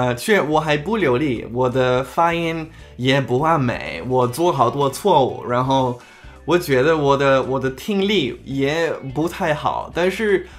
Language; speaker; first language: Chinese; non-native, learner; Czech